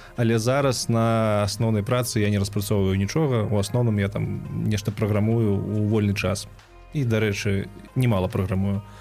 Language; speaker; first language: Belarusian; non-native, local second language; Russian